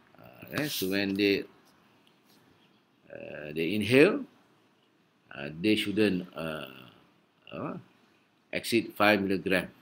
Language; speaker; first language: English; non-native, local second language; Malay